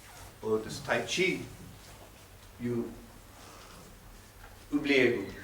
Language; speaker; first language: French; non-native, learner; English